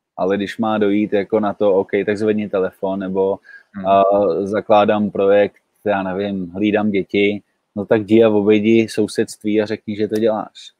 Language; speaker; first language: Czech; native; Czech